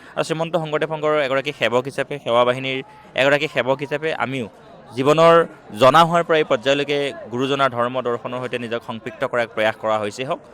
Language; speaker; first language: Assamese; native; Assamese